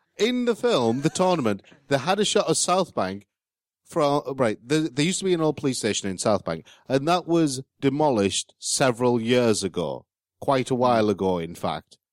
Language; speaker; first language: English; native; English